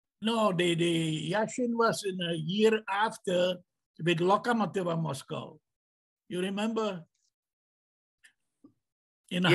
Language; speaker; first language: English; non-native, learner; Czech